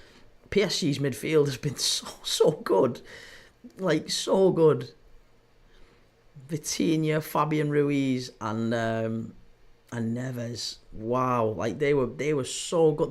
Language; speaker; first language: English; native; English